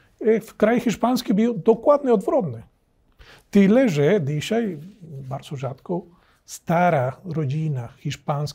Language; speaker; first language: Polish; non-native, learner; Spanish